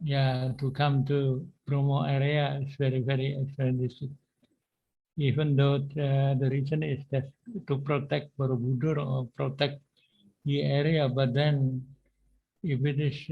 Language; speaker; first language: English; non-native, learner; Indonesian